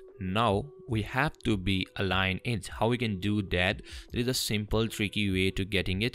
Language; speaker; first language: English; non-native, fluent; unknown